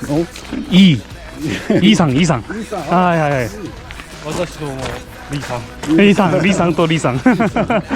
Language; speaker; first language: Japanese; non-native, learner; Korean